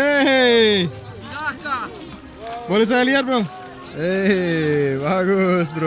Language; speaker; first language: Indonesian; non-native, learner; Danish